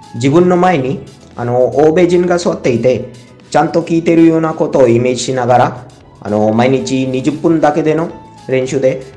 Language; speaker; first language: Japanese; non-native, fluent; Hindi